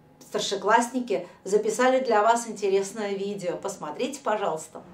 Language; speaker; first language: Russian; native; Russian